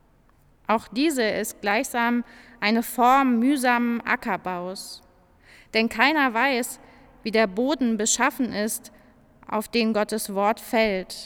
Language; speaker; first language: German; native; German